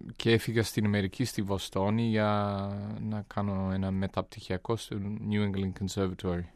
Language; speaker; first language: Greek; non-native, fluent; English